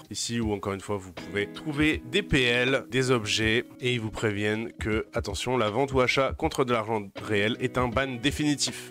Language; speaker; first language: French; native; French